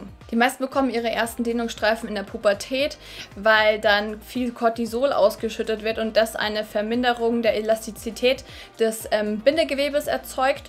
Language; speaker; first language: German; native; German